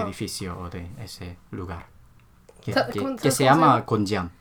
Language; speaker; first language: Spanish; non-native, learner; Korean